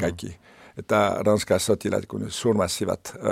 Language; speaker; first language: Finnish; non-native, learner; French